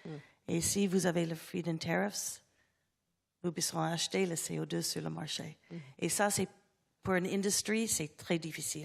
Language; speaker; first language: French; non-native, learner; English